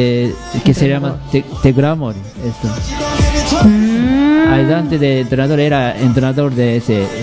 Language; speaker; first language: Spanish; non-native, learner; Japanese